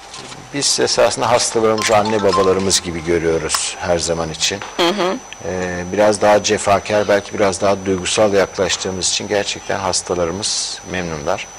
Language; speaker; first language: Turkish; native; Turkish